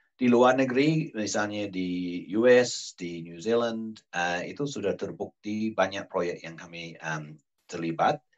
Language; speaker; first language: Indonesian; non-native, fluent; English